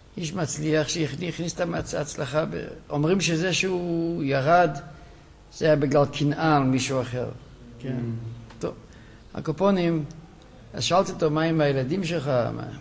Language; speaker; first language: Hebrew; non-native, local second language; Yiddish